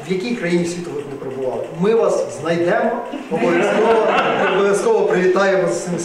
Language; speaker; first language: Ukrainian; native; Ukrainian